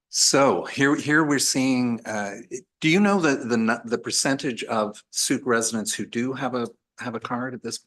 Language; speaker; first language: English; native; English